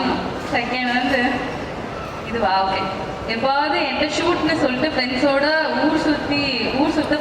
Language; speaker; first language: Tamil; non-native, learner; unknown